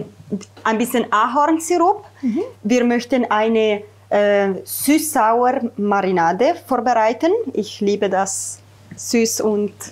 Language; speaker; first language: German; non-native, fluent; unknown